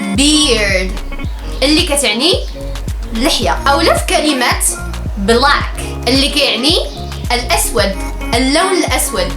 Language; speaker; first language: Arabic; native; Arabic